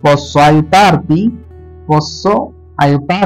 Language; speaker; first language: Italian; non-native, fluent; Bangla